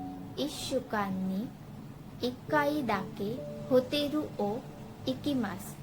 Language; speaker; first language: Japanese; non-native, fluent; Hindi